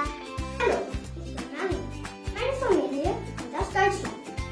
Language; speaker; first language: German; early bilingual, heritage; German